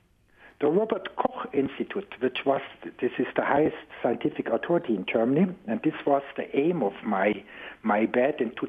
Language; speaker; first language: English; non-native, fluent; German